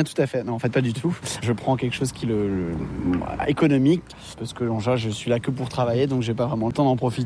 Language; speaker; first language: French; native; French